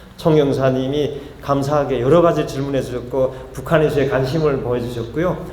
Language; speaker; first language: Korean; native; Korean